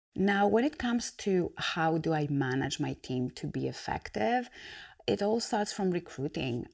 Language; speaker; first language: English; non-native, fluent; Greek